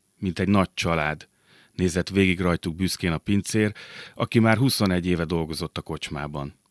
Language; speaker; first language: Hungarian; native; Hungarian